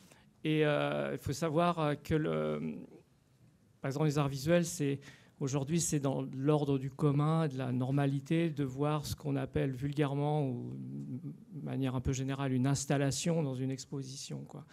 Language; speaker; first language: French; native; French